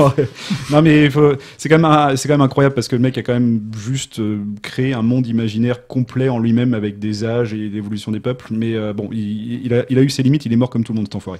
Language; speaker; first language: French; native; French